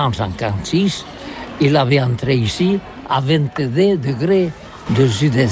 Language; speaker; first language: French; non-native, learner; Catalan